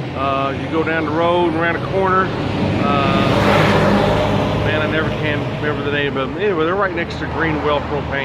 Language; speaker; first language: English; native; English